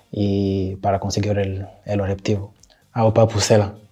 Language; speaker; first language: Spanish; non-native, learner; French